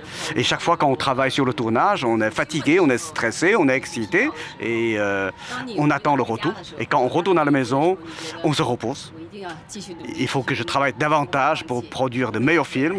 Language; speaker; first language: French; non-native, fluent; Chinese